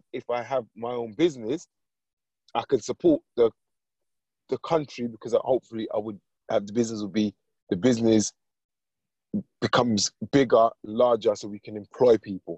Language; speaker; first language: English; native; English